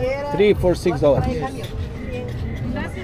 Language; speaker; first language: Spanish; non-native, learner; Serbian